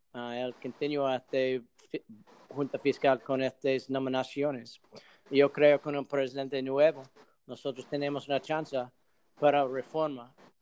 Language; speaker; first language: Spanish; non-native, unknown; English